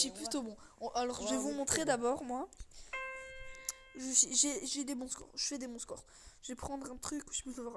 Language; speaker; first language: French; native; French